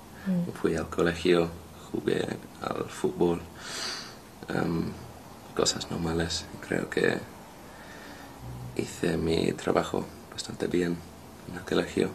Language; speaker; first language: Spanish; non-native, fluent; English